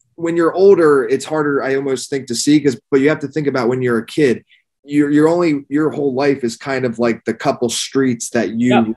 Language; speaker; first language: English; native; English